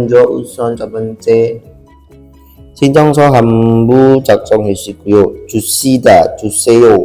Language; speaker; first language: Korean; non-native, learner; Indonesian